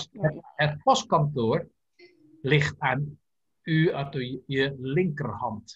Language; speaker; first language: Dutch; non-native, learner; Indonesian